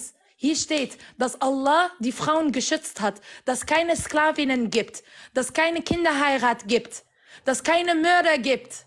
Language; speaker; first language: German; non-native, fluent; Arabic